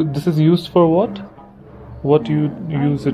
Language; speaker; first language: English; non-native, local second language; Hindi